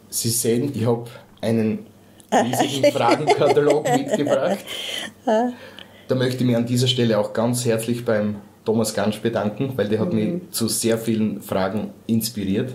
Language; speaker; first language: German; native; German